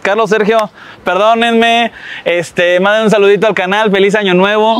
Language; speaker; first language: Spanish; native; Spanish